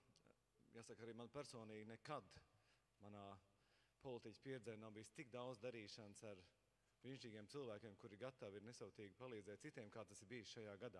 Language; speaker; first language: Latvian; native; Latvian